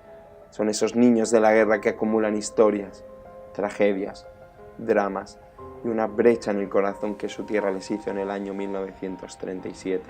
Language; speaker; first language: Spanish; native; Spanish